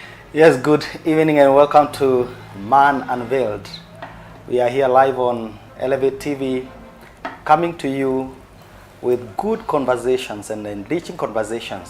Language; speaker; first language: English; non-native, local second language; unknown